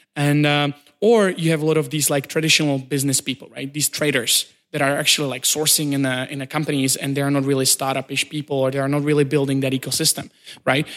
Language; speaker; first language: English; non-native, fluent; Czech